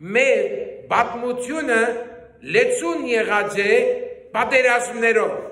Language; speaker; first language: Armenian; early bilingual, heritage; Armenian